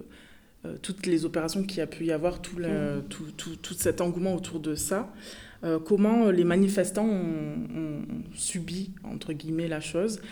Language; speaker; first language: French; native; French